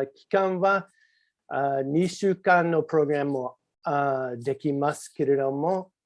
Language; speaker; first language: Japanese; non-native, fluent; English